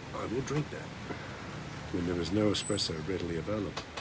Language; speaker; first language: English; native; English